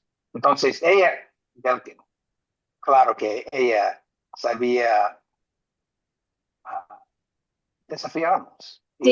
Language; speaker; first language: Spanish; non-native, fluent; English